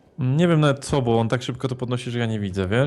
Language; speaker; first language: Polish; native; Polish